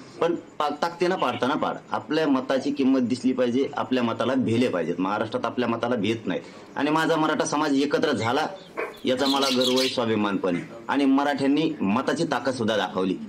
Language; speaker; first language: Marathi; native; Marathi